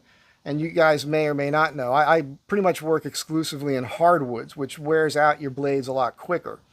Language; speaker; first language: English; native; English